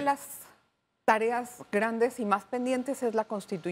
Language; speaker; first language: Spanish; native; Spanish